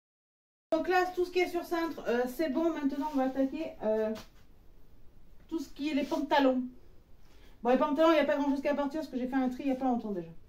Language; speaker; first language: French; native; French